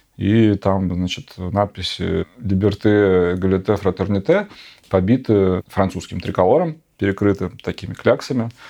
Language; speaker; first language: Russian; native; Russian